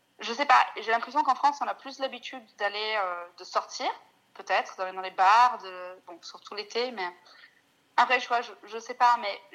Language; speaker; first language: French; non-native, fluent; Italian